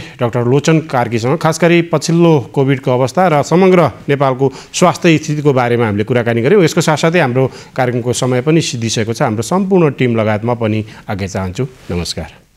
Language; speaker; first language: Nepali; native; Nepali